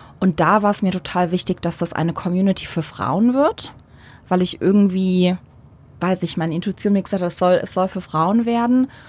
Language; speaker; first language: German; early bilingual, other home language; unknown